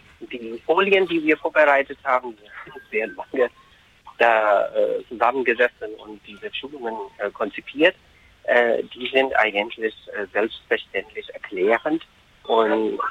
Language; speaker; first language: German; non-native, fluent; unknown